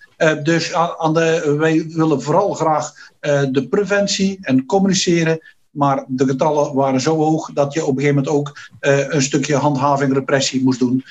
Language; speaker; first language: Dutch; native; Dutch